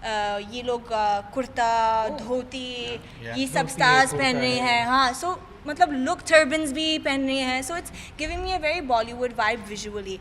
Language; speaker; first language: Hindi; non-native, fluent; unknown